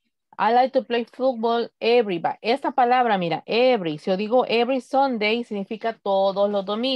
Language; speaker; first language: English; non-native, fluent; Spanish